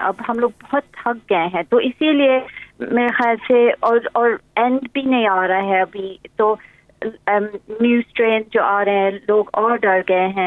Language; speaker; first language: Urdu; early bilingual, heritage; English